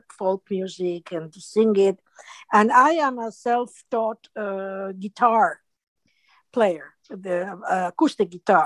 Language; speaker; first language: English; non-native, fluent; Spanish